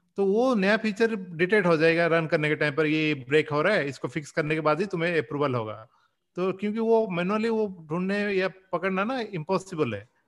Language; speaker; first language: Hindi; non-native, local second language; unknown